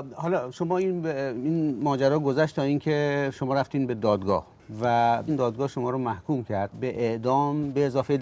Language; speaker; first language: Persian; native; Persian